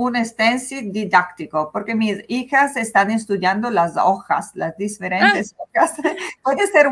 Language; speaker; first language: Spanish; non-native, fluent; Italian